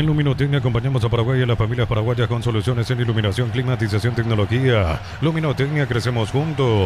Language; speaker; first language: Spanish; native; Spanish